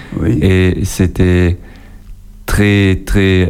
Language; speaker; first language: French; non-native, local second language; German